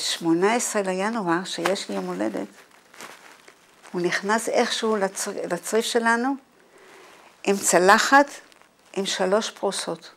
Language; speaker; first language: Hebrew; non-native, fluent; Dutch